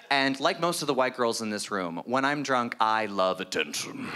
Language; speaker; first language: English; native; English